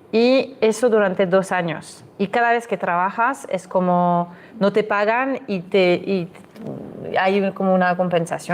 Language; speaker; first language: Spanish; non-native, fluent; French